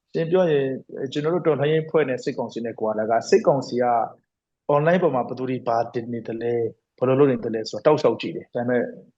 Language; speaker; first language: Burmese; non-native, local second language; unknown